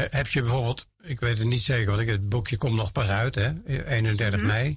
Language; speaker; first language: Dutch; native; Dutch